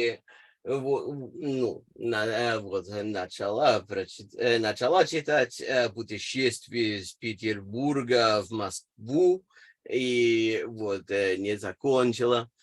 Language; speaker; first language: Russian; non-native, fluent; English